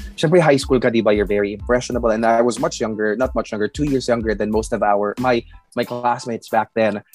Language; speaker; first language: English; non-native, local second language; Filipino